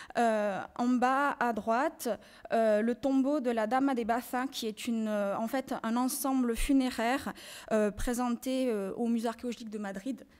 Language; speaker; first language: French; native; French